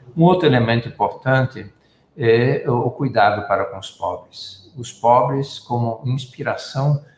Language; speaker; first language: Portuguese; native; Portuguese